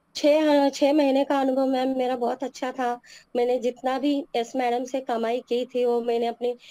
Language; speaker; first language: Hindi; non-native, local second language; Telugu